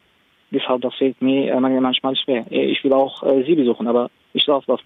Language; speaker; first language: German; non-native, learner; Arabic